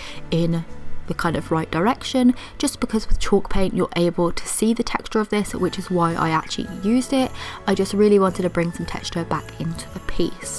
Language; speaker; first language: English; native; English